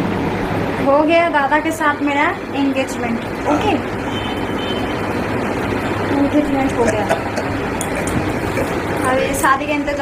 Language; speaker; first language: Hindi; non-native, local second language; Bangla